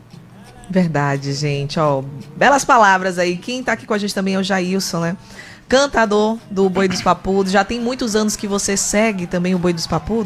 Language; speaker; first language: Portuguese; native; Portuguese